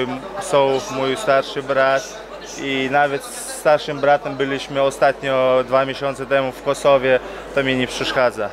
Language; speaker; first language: Polish; non-native, fluent; Chechen